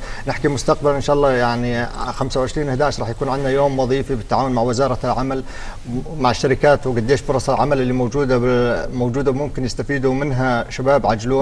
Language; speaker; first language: Arabic; native; Arabic